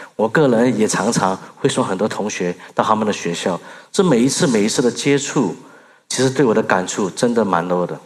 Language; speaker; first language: Chinese; early bilingual, other home language; Burmese